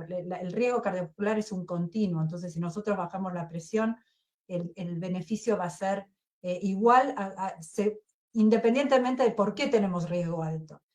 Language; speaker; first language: Spanish; native; Spanish